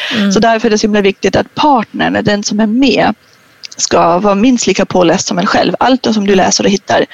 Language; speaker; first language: Swedish; non-native, fluent; German